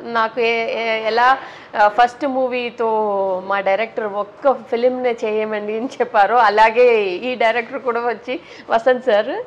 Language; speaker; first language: Telugu; non-native, learner; Tamil